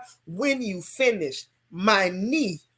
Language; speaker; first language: English; native; English